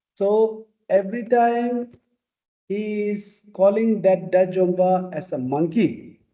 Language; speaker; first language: English; non-native, fluent; Tibetan